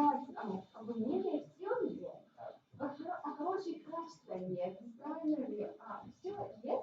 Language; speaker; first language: Russian; non-native, local second language; Uzbek